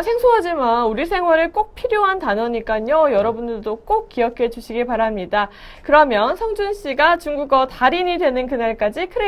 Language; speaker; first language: Korean; native; Korean